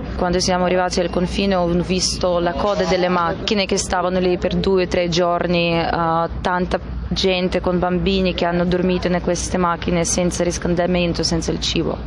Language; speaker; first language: Italian; non-native, fluent; Russian